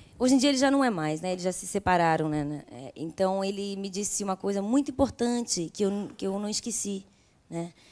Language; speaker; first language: Portuguese; early bilingual, other home language; Italian